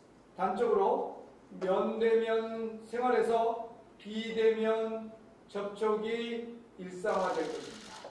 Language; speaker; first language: Korean; native; Korean